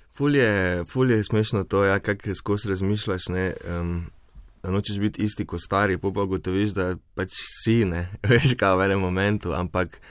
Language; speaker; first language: Slovenian; native; Slovenian